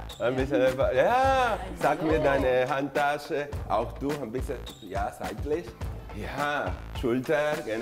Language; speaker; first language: German; non-native, fluent; Spanish